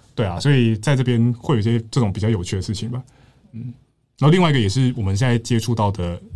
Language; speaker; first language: Chinese; native; Chinese